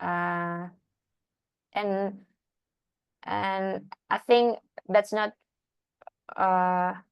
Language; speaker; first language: English; non-native, learner; Indonesian